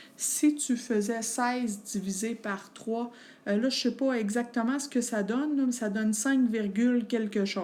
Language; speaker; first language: French; native; French